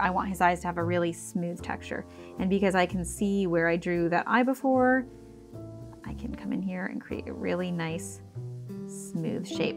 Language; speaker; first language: English; native; English